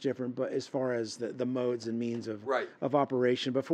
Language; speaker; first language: English; native; English